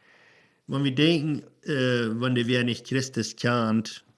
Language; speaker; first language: German; non-native, learner; Plautdietsch